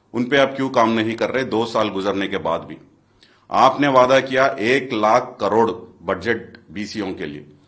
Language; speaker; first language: Hindi; non-native, local second language; Telugu